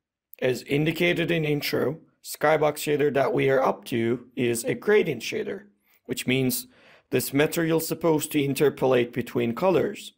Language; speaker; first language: English; non-native, fluent; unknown